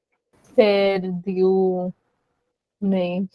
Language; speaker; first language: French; non-native, learner; Hindi